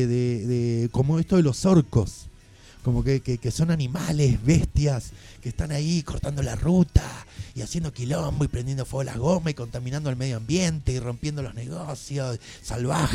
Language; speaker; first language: Spanish; native; Spanish